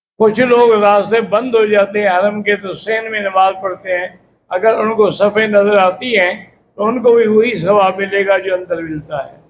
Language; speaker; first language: Urdu; native; Urdu